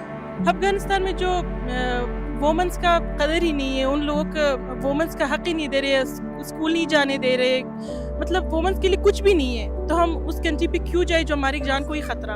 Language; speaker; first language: Urdu; non-native, fluent; Persian